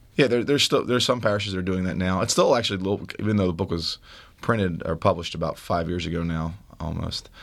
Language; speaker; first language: English; native; English